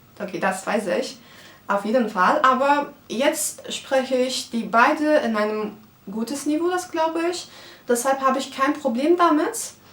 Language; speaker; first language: German; non-native, fluent; Turkish